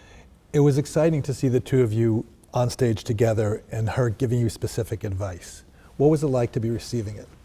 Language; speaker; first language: English; native; English